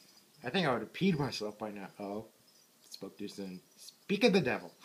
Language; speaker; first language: English; native; English